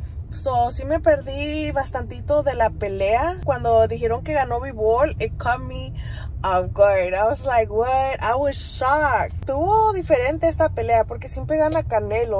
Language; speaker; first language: Spanish; early bilingual, heritage; Spanish